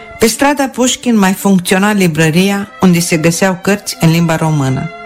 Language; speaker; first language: Romanian; non-native, local second language; Russian